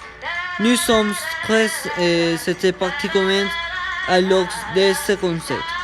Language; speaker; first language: French; non-native, learner; Spanish